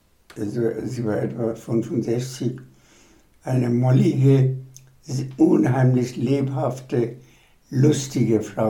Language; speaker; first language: German; non-native, fluent; Bangla